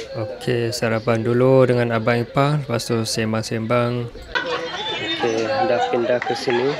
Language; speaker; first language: Malay; non-native, fluent; Western Cham